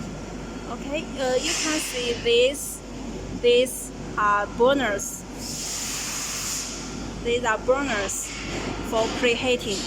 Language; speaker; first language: English; non-native, learner; Chinese